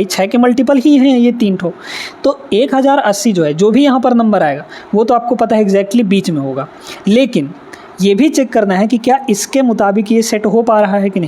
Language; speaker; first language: Hindi; native; Hindi